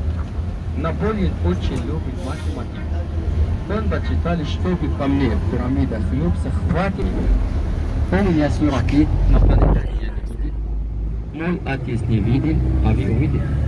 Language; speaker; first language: Russian; non-native, learner; Arabic